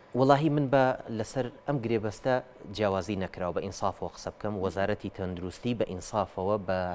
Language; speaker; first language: Central Kurdish; native; Central Kurdish